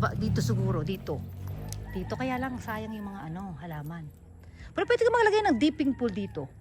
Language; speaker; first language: Filipino; non-native, local second language; Pampanga